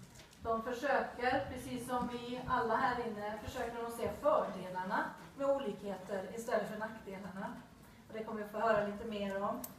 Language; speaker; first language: Swedish; native; Swedish